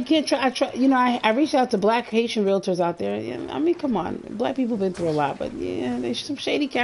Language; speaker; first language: English; native; English